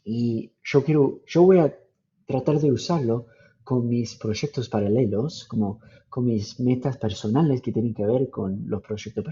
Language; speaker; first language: Spanish; non-native, fluent; English